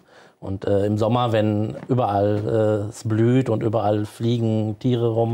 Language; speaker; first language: German; native; German